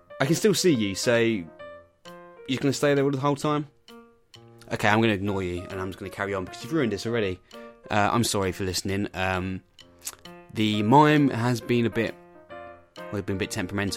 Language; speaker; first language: English; native; English